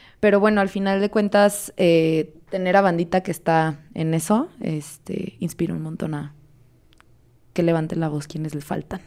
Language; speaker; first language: Spanish; native; Spanish